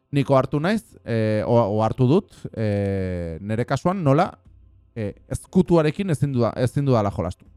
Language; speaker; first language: Basque; non-native, local second language; Spanish